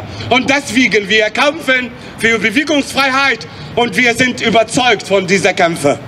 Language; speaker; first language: German; non-native, fluent; Arabic